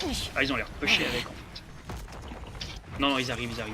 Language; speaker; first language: French; native; French